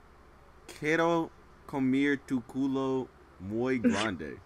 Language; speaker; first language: Spanish; non-native, learner; English